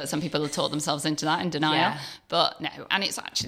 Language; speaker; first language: English; native; English